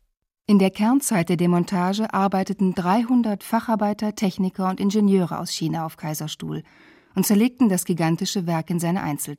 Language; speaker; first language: German; native; German